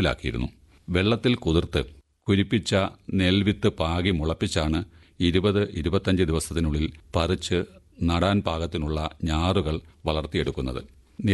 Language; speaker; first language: Malayalam; native; Malayalam